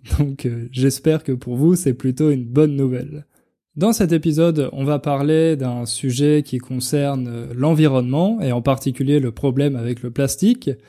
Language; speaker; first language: French; native; French